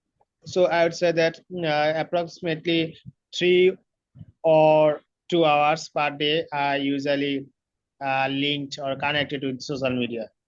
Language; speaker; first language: English; non-native, learner; Bangla